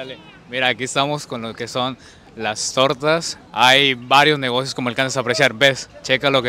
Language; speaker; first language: Spanish; native; Spanish